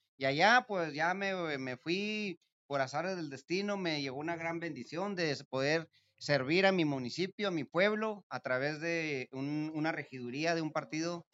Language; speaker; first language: Spanish; native; Spanish